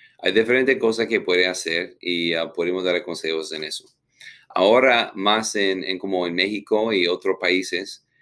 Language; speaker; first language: Spanish; non-native, fluent; English